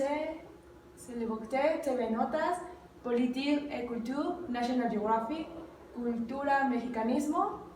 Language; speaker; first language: French; non-native, learner; Spanish